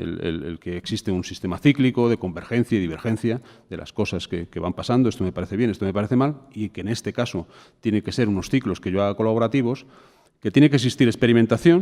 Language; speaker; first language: Spanish; native; Spanish